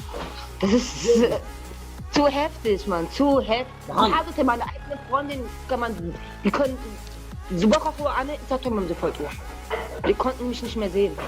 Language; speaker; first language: German; early bilingual, other home language; Tigrinya